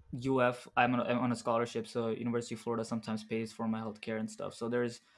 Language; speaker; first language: English; early bilingual, other home language; Arabic